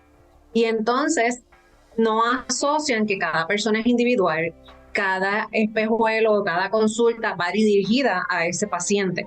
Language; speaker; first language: Spanish; native; Spanish